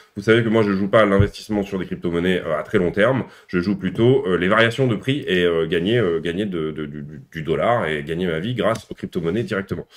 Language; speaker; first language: French; native; French